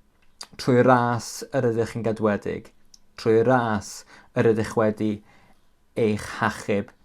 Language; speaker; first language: Welsh; native; Welsh